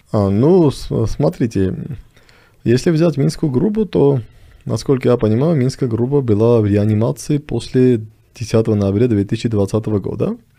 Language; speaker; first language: Russian; non-native, local second language; Armenian